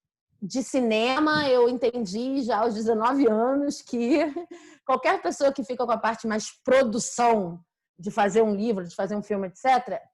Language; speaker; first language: Portuguese; native; Portuguese